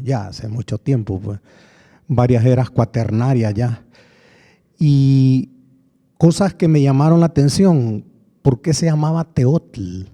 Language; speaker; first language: Spanish; native; Spanish